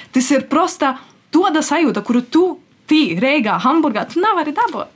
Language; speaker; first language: Latvian; native; Latvian